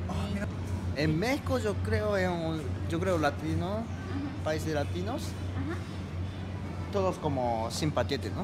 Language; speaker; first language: Spanish; non-native, learner; Japanese